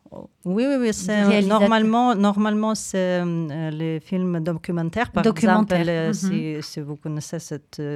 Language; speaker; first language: French; non-native, fluent; Ukrainian